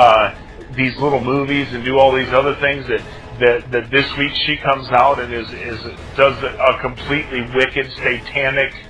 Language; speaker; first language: English; native; English